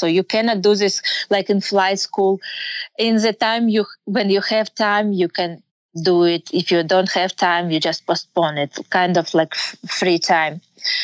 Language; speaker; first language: English; non-native, learner; Russian